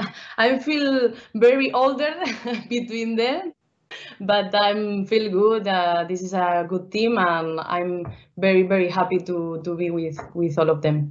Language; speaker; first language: English; non-native, learner; Spanish